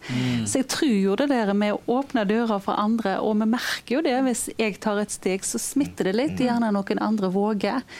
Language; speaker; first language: Norwegian; native; Norwegian